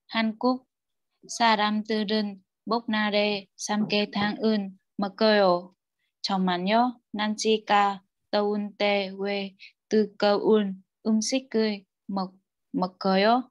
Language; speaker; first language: Korean; non-native, learner; Vietnamese